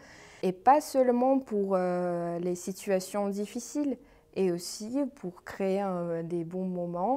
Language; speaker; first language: French; non-native, fluent; Armenian